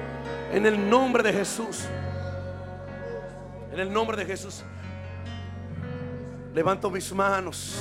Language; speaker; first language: Spanish; native; Spanish